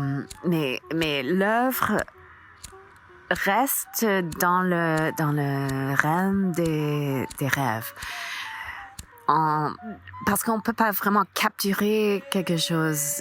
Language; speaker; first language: French; non-native, fluent; English